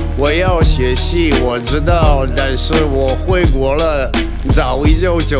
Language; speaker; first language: Chinese; non-native, learner; Russian